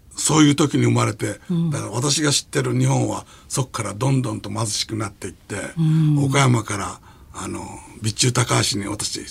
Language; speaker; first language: Japanese; native; Japanese